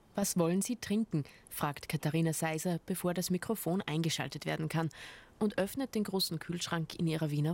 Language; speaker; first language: German; native; German